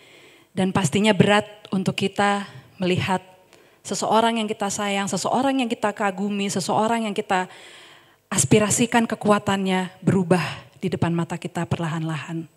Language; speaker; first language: Indonesian; native; Indonesian